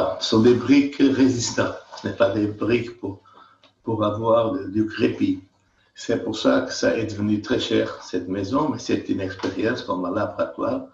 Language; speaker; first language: French; non-native, fluent; Portuguese